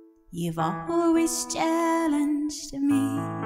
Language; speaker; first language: English; non-native, fluent; Russian